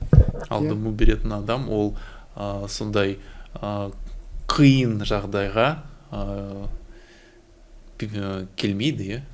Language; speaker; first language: Kazakh; non-native, learner; Russian